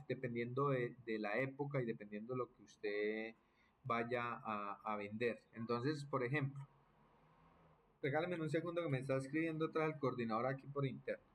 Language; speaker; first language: Spanish; native; Spanish